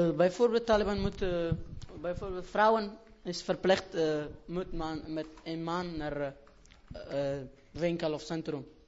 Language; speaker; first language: Dutch; non-native, learner; Persian